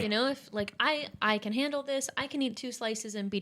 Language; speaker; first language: English; native; English